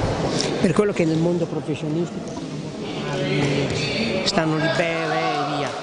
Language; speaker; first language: Italian; native; Italian